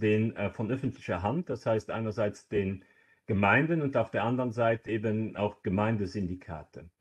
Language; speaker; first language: German; non-native, local second language; Luxembourgish